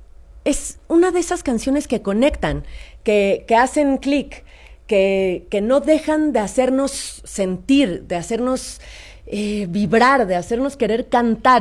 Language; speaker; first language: Spanish; native; Spanish